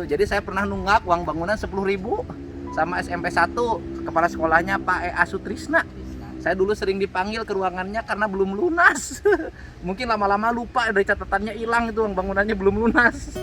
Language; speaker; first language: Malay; non-native, local second language; Sundanese